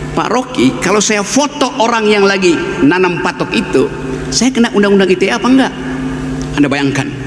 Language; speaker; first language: Indonesian; native; Indonesian